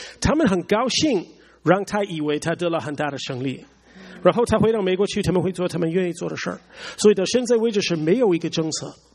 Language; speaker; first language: Chinese; non-native, fluent; English